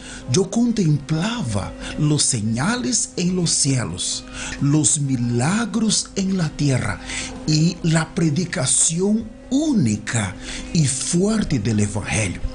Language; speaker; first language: Spanish; non-native, learner; Portuguese